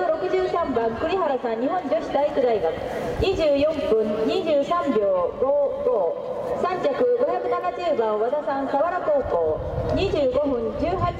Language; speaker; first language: Japanese; native; Japanese